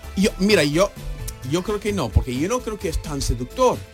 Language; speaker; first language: Spanish; non-native, fluent; English